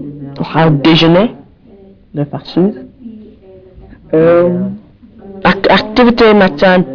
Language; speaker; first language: French; non-native, learner; English